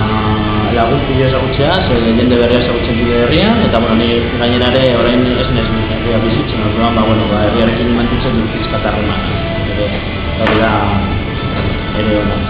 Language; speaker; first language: Basque; non-native, local second language; Spanish